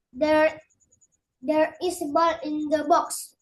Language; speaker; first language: English; non-native, learner; Indonesian